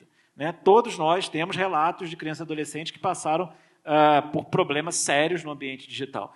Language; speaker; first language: Portuguese; native; Portuguese